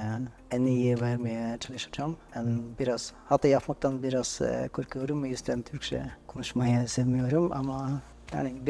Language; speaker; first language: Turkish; non-native, learner; Norwegian